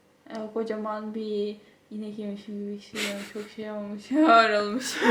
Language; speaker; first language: Turkish; non-native, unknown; Russian